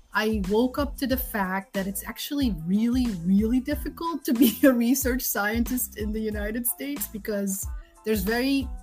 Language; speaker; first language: English; non-native, fluent; Dutch